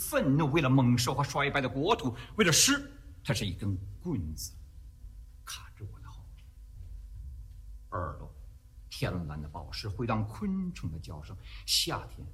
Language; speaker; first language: English; non-native, fluent; Chinese